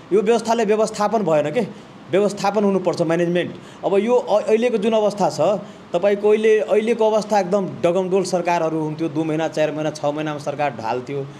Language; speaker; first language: Nepali; non-native, local second language; Maithili